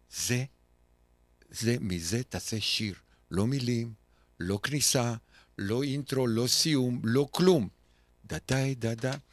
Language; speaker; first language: Hebrew; non-native, fluent; Romanian